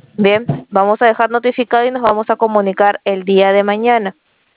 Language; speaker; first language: Spanish; native; Spanish